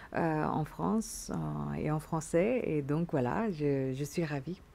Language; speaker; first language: French; non-native, fluent; Indonesian